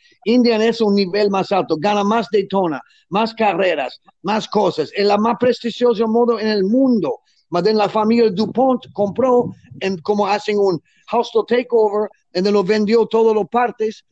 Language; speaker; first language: Spanish; non-native, learner; English